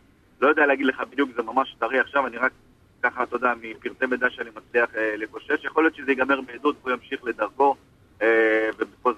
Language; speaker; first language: Hebrew; native; Hebrew